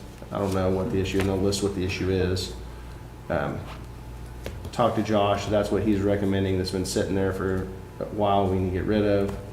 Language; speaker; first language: English; native; English